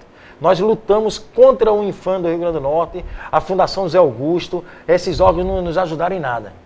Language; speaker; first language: Portuguese; native; Portuguese